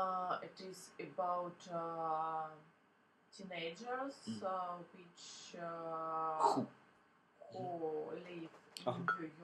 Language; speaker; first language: English; non-native, learner; Russian